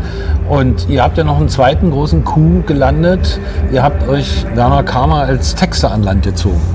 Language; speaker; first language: German; native; German